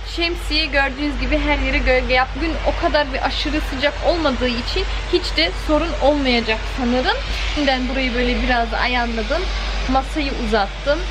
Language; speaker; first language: Turkish; early bilingual, heritage; Turkish